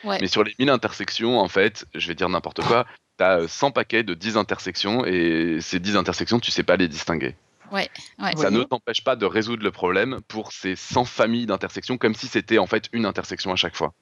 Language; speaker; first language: French; native; French